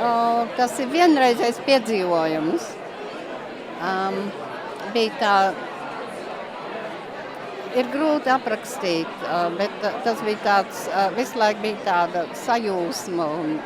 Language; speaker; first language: Latvian; early bilingual, heritage; Latvian